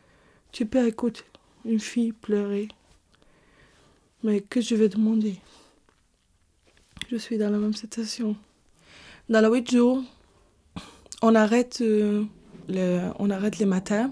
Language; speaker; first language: French; non-native, learner; Arabic